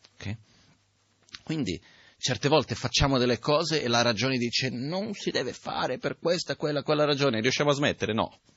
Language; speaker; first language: Italian; non-native, fluent; Portuguese